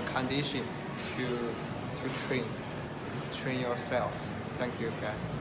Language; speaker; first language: English; non-native, learner; Chinese